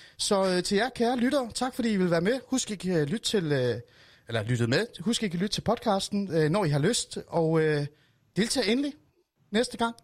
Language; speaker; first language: Danish; early bilingual, other home language; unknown